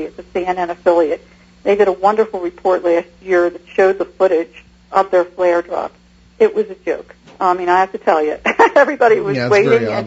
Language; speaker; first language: English; native; English